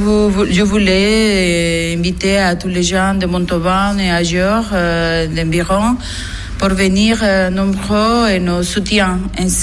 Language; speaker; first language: French; non-native, learner; Spanish